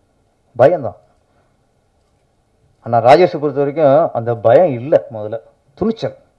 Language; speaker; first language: Tamil; native; Tamil